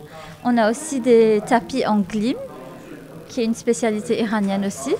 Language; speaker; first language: French; non-native, fluent; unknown